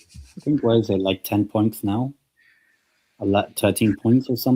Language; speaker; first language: English; native; English